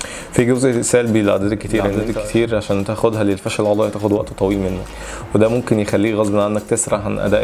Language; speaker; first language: Arabic; native; Arabic